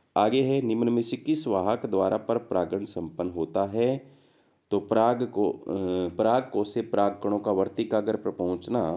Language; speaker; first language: Hindi; native; Hindi